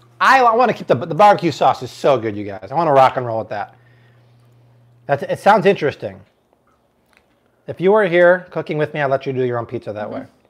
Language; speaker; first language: English; native; English